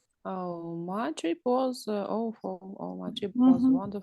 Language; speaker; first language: English; non-native, learner; Russian